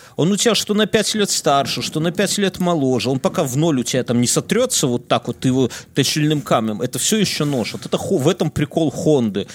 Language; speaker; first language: Russian; native; Russian